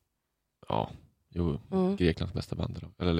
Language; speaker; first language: Swedish; native; Swedish